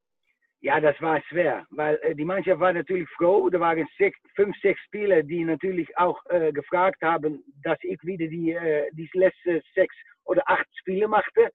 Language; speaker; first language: German; non-native, fluent; Dutch